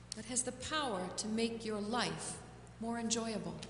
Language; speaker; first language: English; native; English